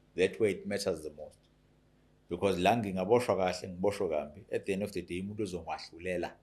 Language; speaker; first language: Zulu; native; Zulu